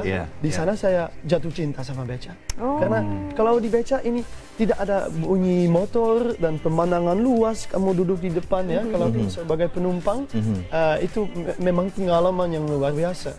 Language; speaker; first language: Indonesian; non-native, fluent; Dutch